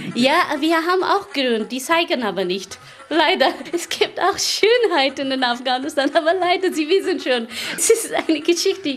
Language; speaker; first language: German; non-native, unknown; Persian